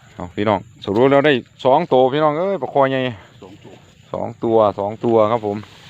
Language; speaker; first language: Thai; native; Thai